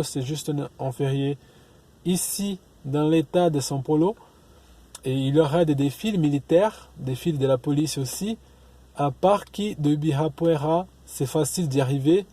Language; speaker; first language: French; non-native, learner; Portuguese